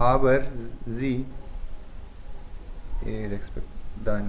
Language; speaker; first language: German; non-native, learner; Hindi